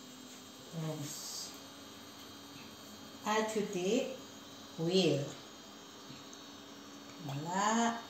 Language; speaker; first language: French; non-native, learner; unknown